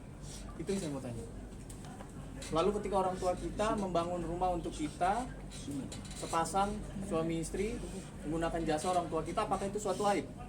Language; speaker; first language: Indonesian; native; Indonesian